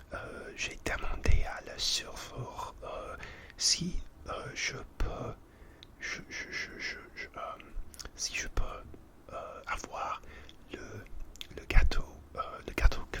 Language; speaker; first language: French; non-native, learner; English